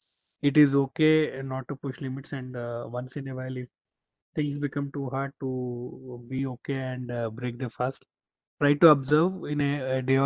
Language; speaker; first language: English; non-native, local second language; Telugu